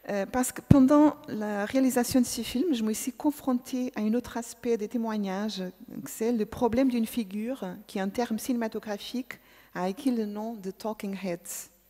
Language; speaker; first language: French; non-native, fluent; Portuguese